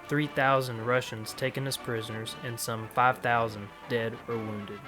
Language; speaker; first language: English; native; English